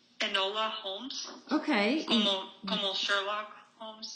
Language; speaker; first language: Spanish; non-native, learner; English